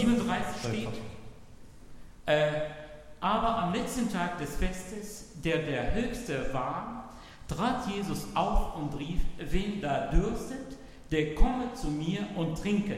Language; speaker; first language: German; non-native, fluent; Arabic